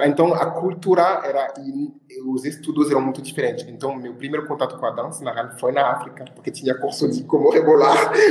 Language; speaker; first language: Portuguese; non-native, fluent; French